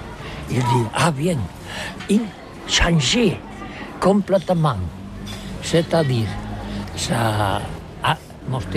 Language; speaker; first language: French; non-native, learner; Catalan